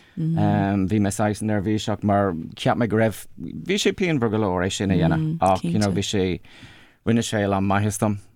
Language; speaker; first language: Irish; non-native, local second language; English